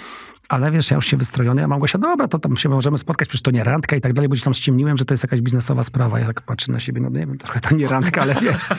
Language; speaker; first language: Polish; native; Polish